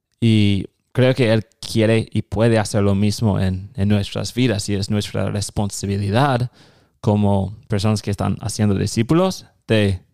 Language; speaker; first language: Spanish; non-native, fluent; English